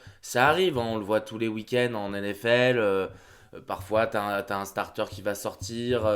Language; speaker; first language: French; native; French